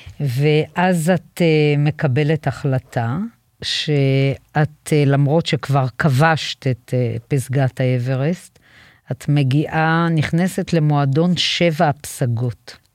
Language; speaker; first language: Hebrew; native; Hebrew